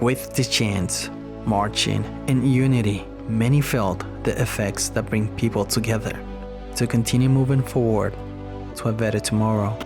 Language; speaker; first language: English; native; English